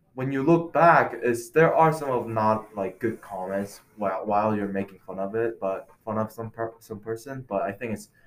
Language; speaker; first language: English; non-native, fluent; Korean